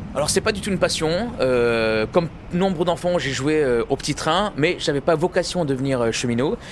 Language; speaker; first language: French; native; French